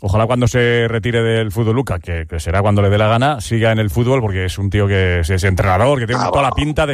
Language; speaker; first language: Spanish; native; Spanish